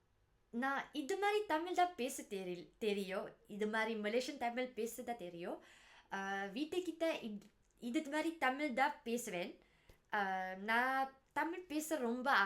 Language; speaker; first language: Tamil; early bilingual, heritage; Tamil